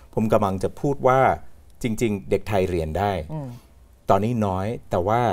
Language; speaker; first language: Thai; non-native, fluent; English